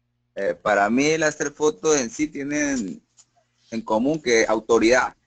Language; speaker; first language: Spanish; native; Spanish